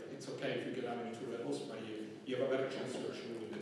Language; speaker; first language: English; non-native, fluent; Italian